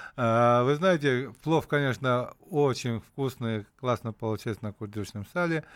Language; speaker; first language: Russian; non-native, local second language; Uzbek